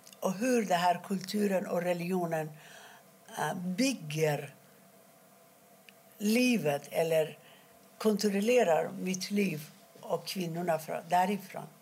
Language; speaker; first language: Swedish; non-native, fluent; Persian